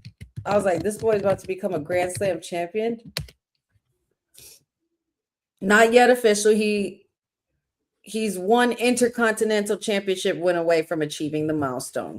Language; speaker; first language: English; native; English